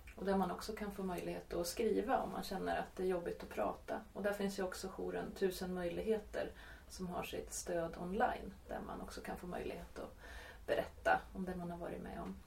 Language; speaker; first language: Swedish; native; Swedish